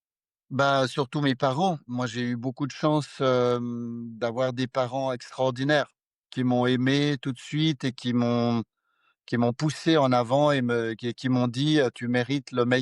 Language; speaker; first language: French; non-native, fluent; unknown